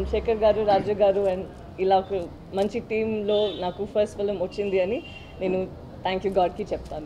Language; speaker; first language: Telugu; non-native, learner; Tamil